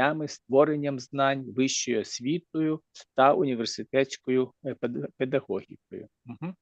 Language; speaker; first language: Ukrainian; native; Ukrainian